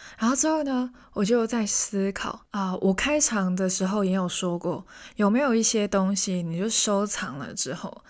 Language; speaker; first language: Chinese; non-native, local second language; Cantonese